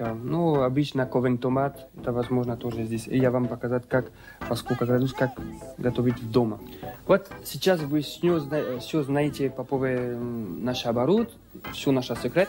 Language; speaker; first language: Russian; non-native, learner; French